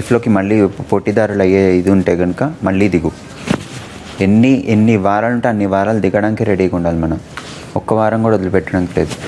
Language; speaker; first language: Telugu; native; Telugu